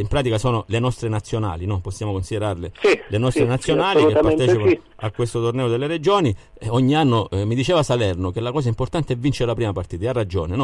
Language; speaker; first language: Italian; native; Italian